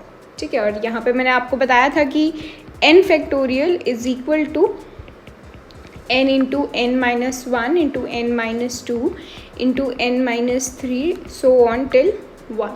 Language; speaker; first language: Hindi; native; Hindi